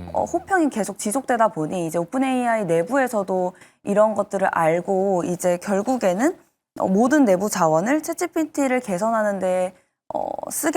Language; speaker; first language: Korean; native; Korean